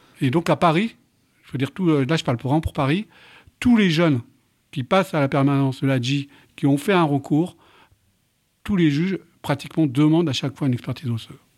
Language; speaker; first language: French; native; French